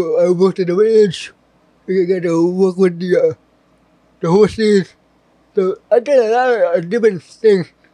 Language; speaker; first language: English; native; English